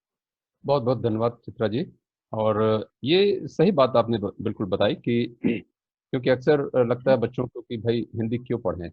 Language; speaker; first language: Hindi; native; Hindi